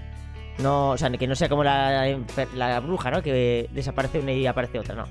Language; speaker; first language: Spanish; native; Spanish